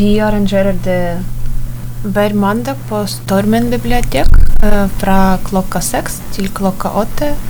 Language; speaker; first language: Norwegian; non-native, learner; Ukrainian